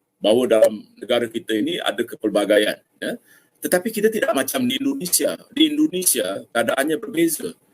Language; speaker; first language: Malay; native; Malay